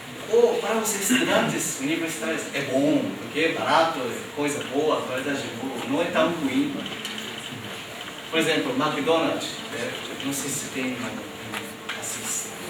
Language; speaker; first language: Portuguese; non-native, fluent; Japanese